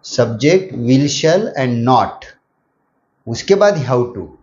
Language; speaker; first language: Hindi; non-native, local second language; Marathi